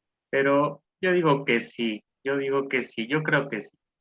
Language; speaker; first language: Spanish; non-native, fluent; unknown